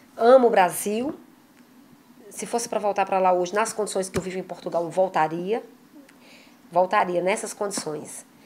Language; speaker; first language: Portuguese; native; Portuguese